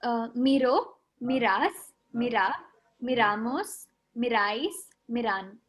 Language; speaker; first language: Spanish; non-native, learner; Telugu